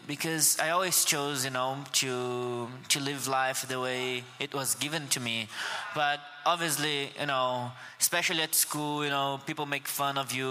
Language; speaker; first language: English; non-native, fluent; Portuguese